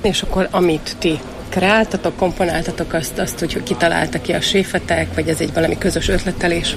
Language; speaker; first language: Hungarian; native; Hungarian